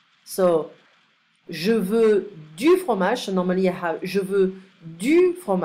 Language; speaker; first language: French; non-native, fluent; English